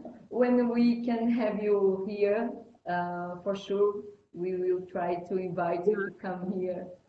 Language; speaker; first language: English; non-native, fluent; Portuguese